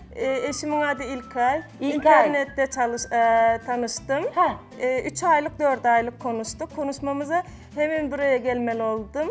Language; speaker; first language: Turkish; non-native, learner; Turkmen